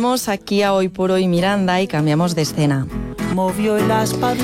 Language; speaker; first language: Spanish; native; Spanish